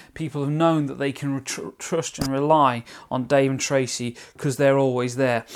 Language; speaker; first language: English; native; English